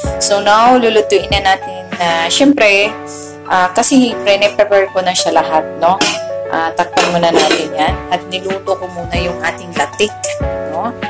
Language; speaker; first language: Filipino; non-native, local second language; Cebuano